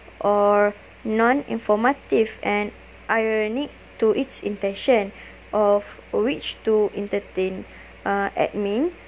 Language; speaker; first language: English; non-native, learner; Malay